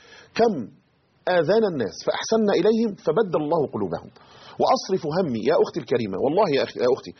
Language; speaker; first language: Arabic; native; Arabic